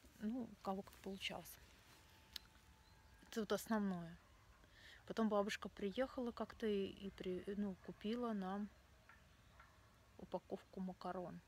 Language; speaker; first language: Russian; native; Russian